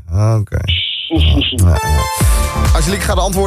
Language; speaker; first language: Dutch; native; Dutch